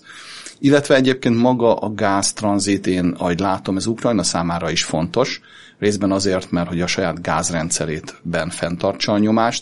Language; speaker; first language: Hungarian; native; Hungarian